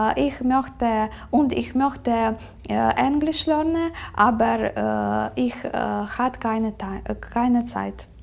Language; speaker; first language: German; non-native, learner; Ukrainian